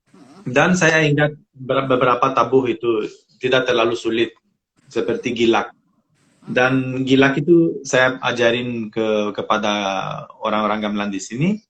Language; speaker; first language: Indonesian; non-native, fluent; Romanian